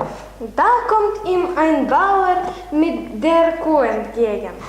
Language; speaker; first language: German; non-native, learner; Lithuanian